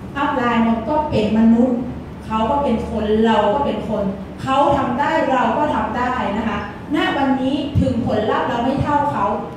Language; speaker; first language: Thai; non-native, local second language; Shan